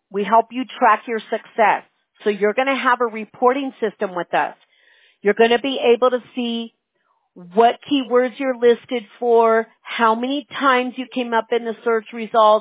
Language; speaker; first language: English; early bilingual, other home language; Spanish